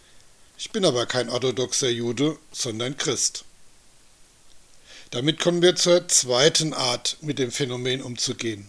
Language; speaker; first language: German; native; German